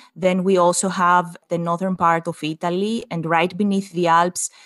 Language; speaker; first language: English; non-native, fluent; Greek